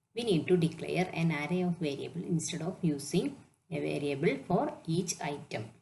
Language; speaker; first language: English; non-native, local second language; Malayalam